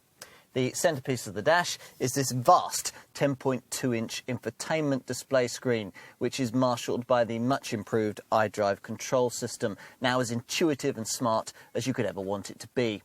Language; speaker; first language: English; native; English